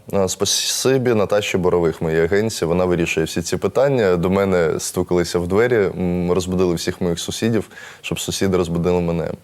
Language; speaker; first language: Ukrainian; non-native, local second language; Russian